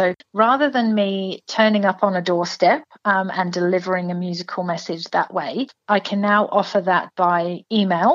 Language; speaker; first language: English; native; English